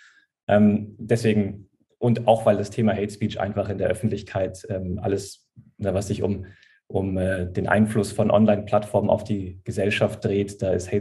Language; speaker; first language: German; native; German